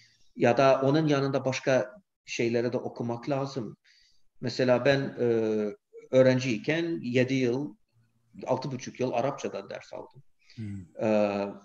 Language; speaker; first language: Turkish; non-native, fluent; English